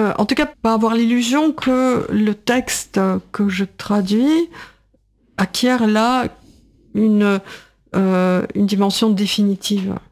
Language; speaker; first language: French; non-native, fluent; Russian